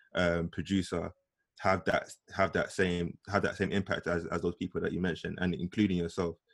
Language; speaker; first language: English; native; English